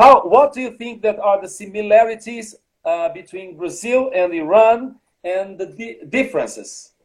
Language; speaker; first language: English; non-native, fluent; Portuguese